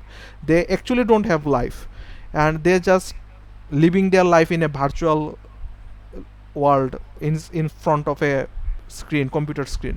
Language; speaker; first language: English; non-native, fluent; Bangla